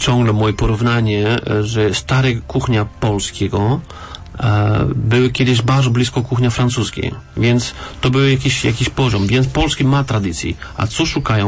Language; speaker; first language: Polish; non-native, learner; French